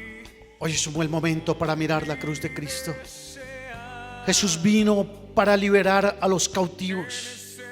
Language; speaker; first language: Spanish; native; Spanish